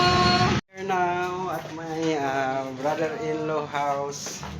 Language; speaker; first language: English; non-native, local second language; Filipino